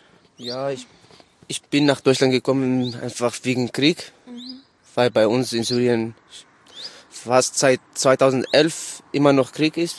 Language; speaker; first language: German; non-native, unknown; Arabic